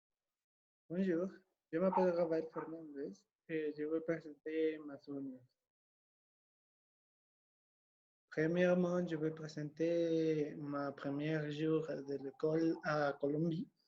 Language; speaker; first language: French; non-native, learner; Spanish